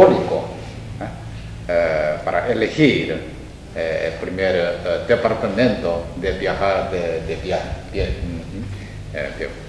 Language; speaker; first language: Spanish; non-native, fluent; Korean